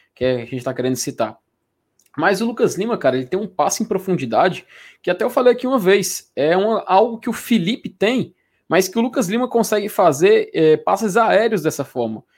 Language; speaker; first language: Portuguese; native; Portuguese